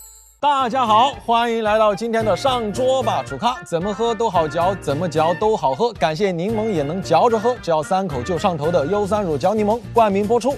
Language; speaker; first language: Chinese; native; Chinese